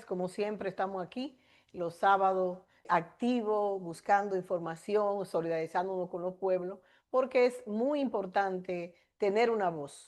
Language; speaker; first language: Spanish; native; Spanish